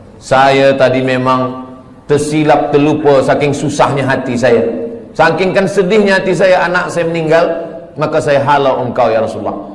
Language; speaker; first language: Malay; native; Malay